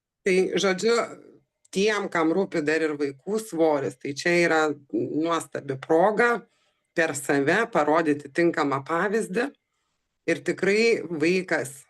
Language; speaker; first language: Lithuanian; native; Lithuanian